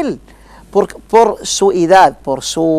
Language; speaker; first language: Spanish; non-native, learner; Arabic